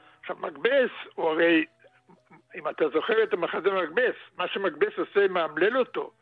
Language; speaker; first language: Hebrew; early bilingual, other home language; Russian